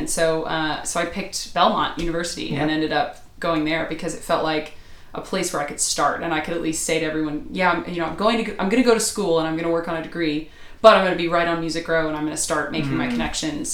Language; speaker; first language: English; native; English